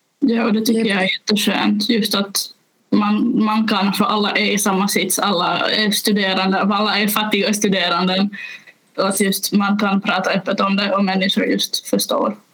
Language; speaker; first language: Swedish; native; Swedish